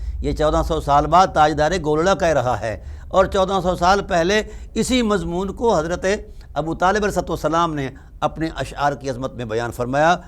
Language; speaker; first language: Urdu; non-native, local second language; Punjabi